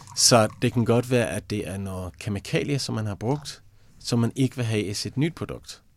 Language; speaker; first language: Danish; non-native, fluent; English